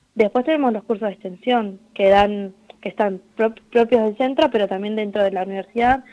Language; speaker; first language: Spanish; native; Spanish